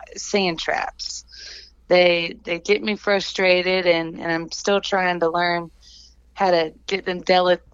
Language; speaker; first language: English; native; English